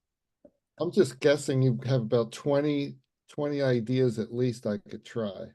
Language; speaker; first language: English; native; English